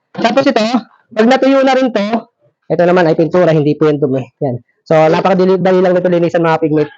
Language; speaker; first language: Filipino; native; Filipino